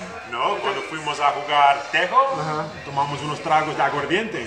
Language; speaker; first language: Spanish; non-native, fluent; Dutch